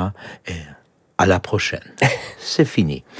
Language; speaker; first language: French; non-native, fluent; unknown